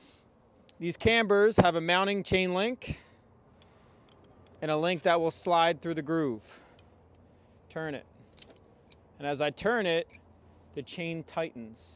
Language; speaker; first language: English; native; English